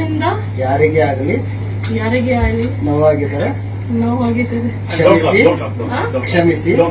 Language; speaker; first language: Kannada; non-native, learner; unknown